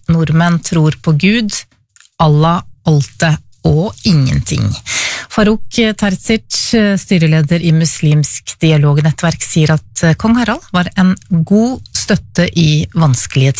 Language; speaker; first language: Norwegian; native; Norwegian